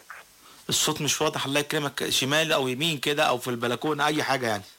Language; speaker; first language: Arabic; native; Arabic